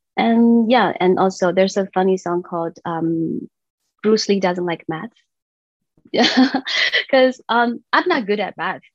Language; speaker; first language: English; non-native, fluent; Chinese